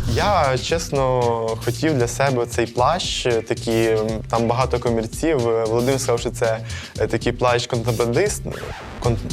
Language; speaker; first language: Ukrainian; native; Ukrainian